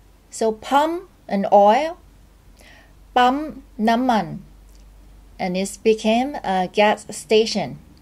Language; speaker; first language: English; non-native, fluent; Thai